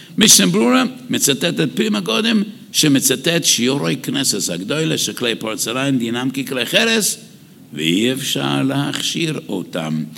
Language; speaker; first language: Hebrew; non-native, fluent; English